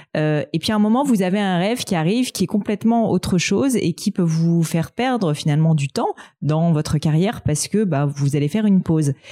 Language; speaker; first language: French; native; French